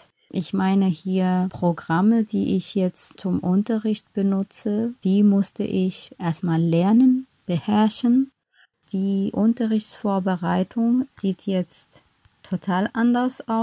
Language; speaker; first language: German; non-native, fluent; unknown